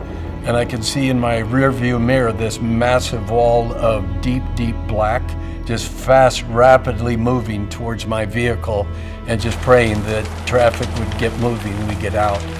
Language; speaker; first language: English; native; English